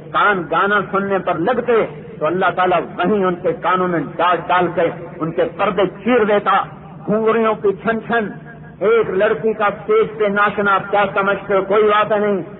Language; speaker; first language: Urdu; non-native, local second language; Punjabi